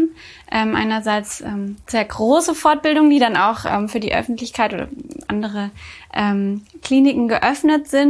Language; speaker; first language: German; native; German